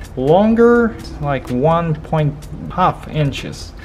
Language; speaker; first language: English; non-native, local second language; Chinese